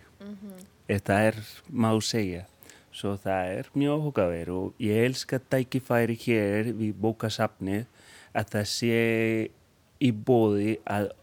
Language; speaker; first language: Icelandic; non-native, fluent; Spanish